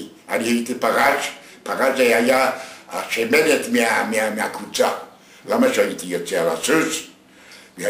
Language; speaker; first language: Hebrew; non-native, fluent; Yiddish